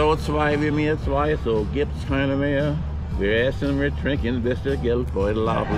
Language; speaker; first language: German; early bilingual, heritage; German